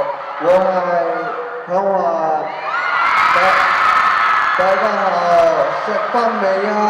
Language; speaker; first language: Cantonese; non-native, learner; Korean